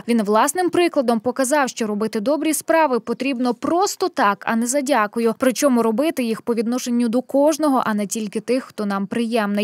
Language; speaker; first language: Ukrainian; native; Ukrainian